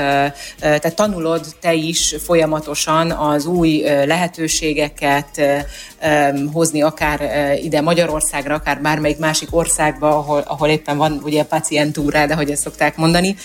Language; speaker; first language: Hungarian; native; Hungarian